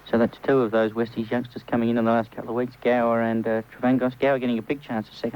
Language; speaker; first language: English; native; English